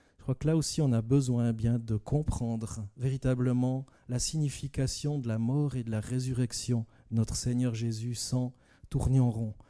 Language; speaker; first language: French; native; French